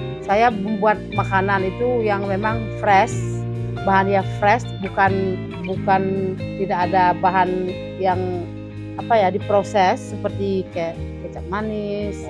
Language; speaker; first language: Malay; non-native, local second language; Balinese